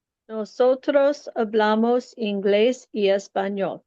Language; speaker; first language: Spanish; non-native, learner; English